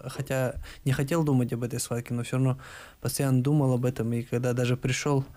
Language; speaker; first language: Russian; native; Russian